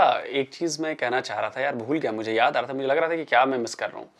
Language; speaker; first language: Hindi; native; Hindi